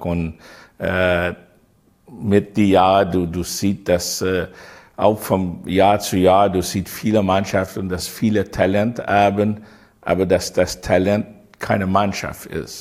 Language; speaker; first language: German; non-native, learner; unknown